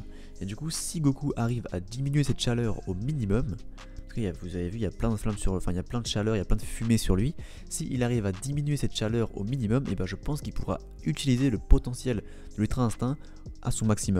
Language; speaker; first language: French; native; French